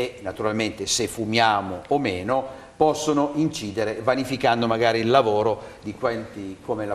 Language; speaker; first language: Italian; native; Italian